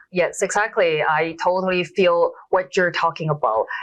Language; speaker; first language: English; non-native, local second language; Cantonese